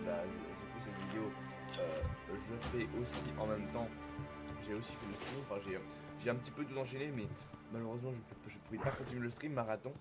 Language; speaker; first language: French; native; French